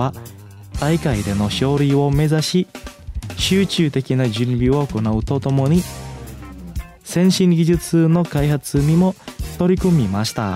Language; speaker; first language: Japanese; non-native, fluent; Indonesian